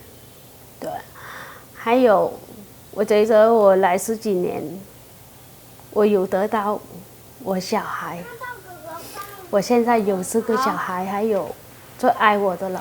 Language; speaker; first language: Chinese; non-native, fluent; Vietnamese